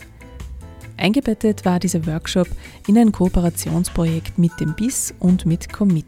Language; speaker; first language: German; native; German